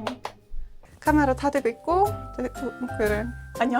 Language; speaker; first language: Korean; non-native, fluent; Estonian